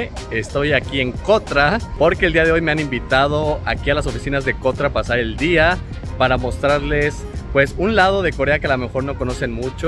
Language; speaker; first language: Spanish; native; Spanish